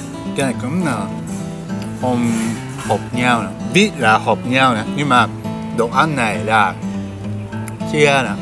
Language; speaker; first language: Vietnamese; non-native, learner; Japanese